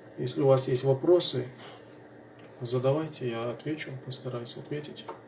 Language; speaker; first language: Russian; non-native, local second language; Chechen